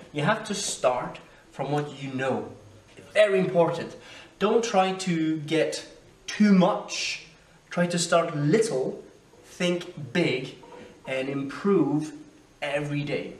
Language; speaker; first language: English; native; English